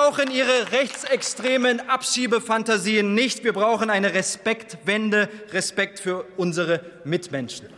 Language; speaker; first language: German; early bilingual, other home language; Turkish